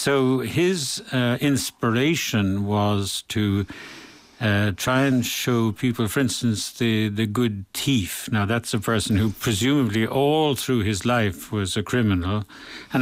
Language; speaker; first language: English; native; English